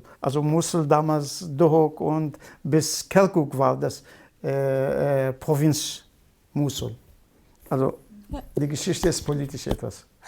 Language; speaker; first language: German; non-native, fluent; Kurdish